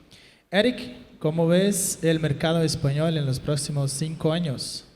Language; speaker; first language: Spanish; non-native, fluent; Portuguese